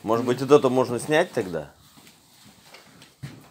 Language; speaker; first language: Russian; native; Russian